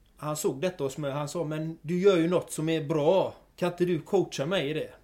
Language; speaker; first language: Swedish; native; Swedish